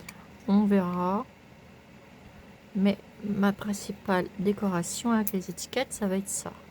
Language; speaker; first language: French; native; French